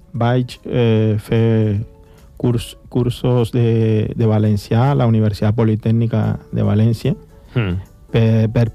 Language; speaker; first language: Catalan; non-native, fluent; Spanish